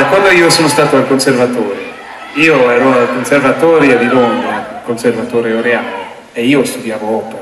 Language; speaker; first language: Italian; non-native, fluent; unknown